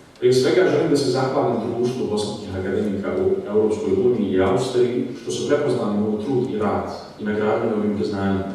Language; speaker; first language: Bosnian; native; Bosnian